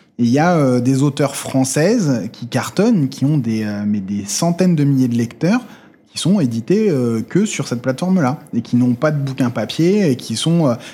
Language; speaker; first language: French; native; French